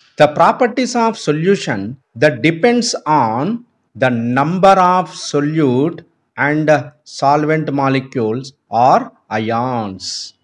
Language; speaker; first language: English; non-native, local second language; Telugu